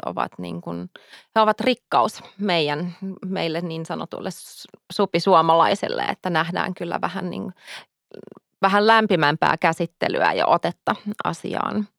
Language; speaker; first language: Finnish; early bilingual, heritage; Finnish